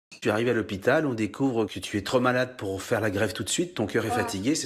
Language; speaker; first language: French; native; French